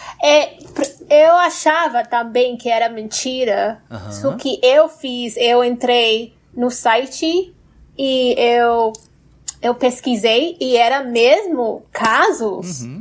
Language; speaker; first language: Portuguese; non-native, fluent; English